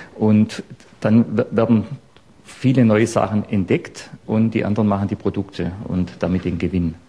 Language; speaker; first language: German; native; German